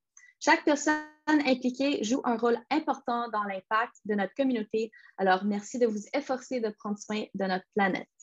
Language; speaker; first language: French; native; French